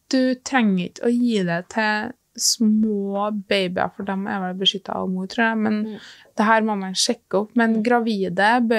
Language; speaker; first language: Norwegian; native; Norwegian